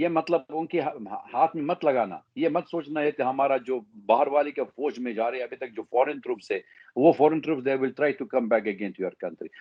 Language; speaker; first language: Hindi; non-native, fluent; Arabic